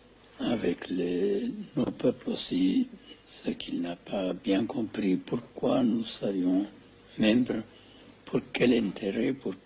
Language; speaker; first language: French; non-native, fluent; Amharic